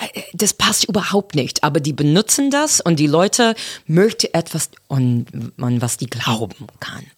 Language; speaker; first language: German; non-native, fluent; English